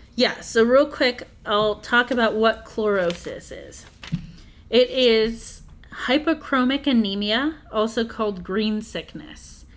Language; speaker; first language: English; native; English